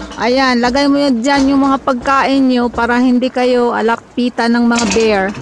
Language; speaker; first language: Filipino; non-native, local second language; Cebuano